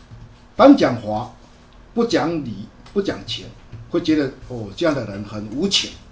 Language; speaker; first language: Chinese; native; Chinese